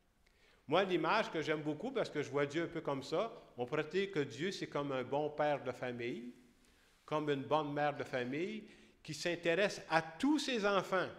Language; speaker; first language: French; native; French